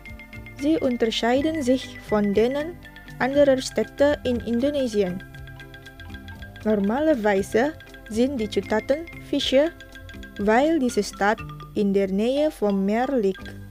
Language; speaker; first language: German; non-native, fluent; Indonesian